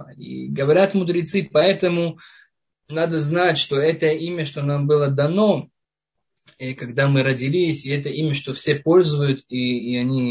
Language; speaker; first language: Russian; non-native, fluent; Hebrew